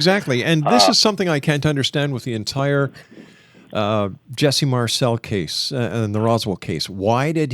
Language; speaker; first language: English; native; English